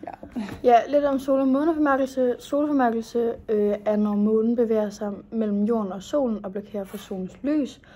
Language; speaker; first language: Danish; native; Danish